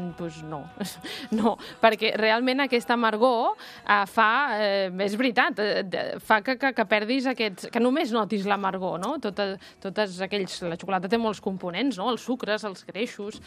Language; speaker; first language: Catalan; native; Catalan